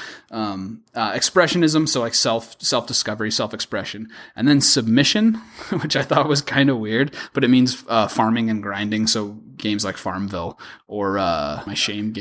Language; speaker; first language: English; native; English